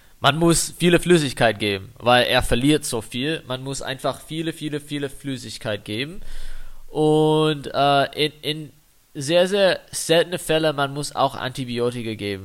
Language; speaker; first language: German; non-native, fluent; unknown